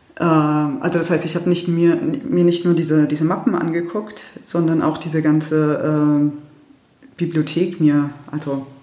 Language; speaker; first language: German; early bilingual, heritage; German